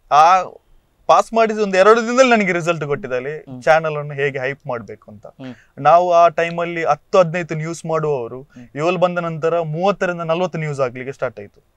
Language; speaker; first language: Kannada; non-native, local second language; Badaga